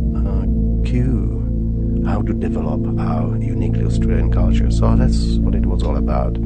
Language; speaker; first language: English; non-native, fluent; Czech